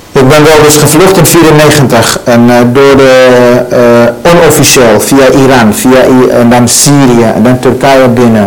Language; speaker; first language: Dutch; non-native, learner; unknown